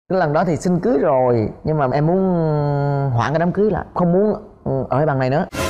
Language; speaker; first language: Vietnamese; native; Vietnamese